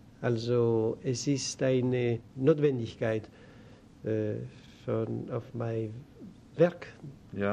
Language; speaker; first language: German; non-native, learner; Greek